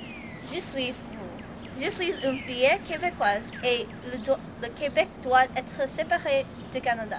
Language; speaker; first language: French; non-native, learner; English